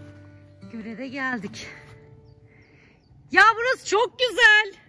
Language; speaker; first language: Turkish; native; Turkish